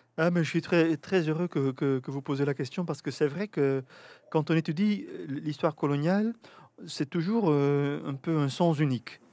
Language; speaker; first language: French; native; French